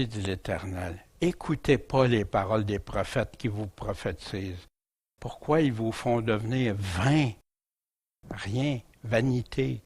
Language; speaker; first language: French; native; French